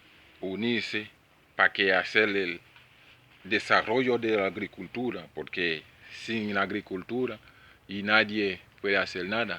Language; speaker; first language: Spanish; non-native, learner; Haitian Creole